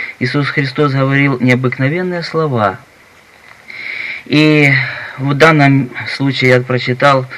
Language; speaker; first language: Russian; native; Russian